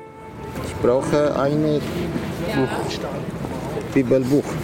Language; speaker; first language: German; non-native, learner; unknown